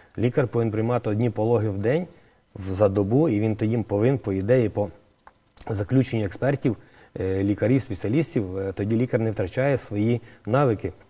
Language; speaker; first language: Ukrainian; native; Ukrainian